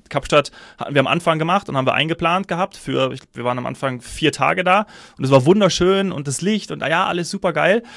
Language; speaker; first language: German; native; German